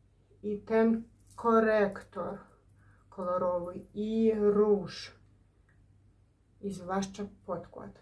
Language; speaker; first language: Polish; non-native, learner; Ukrainian